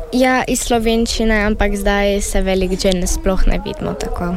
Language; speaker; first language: Slovenian; early bilingual, heritage; Slovenian